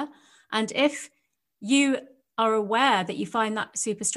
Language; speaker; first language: English; native; English